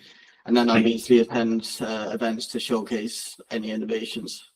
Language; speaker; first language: English; native; English